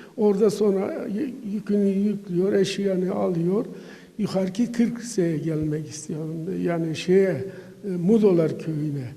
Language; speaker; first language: Turkish; native; Turkish